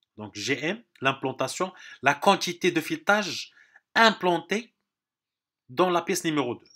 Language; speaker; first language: French; non-native, local second language; Arabic